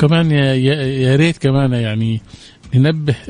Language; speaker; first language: Arabic; native; Arabic